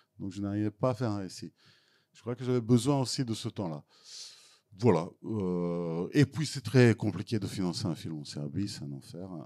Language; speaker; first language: French; non-native, fluent; Serbian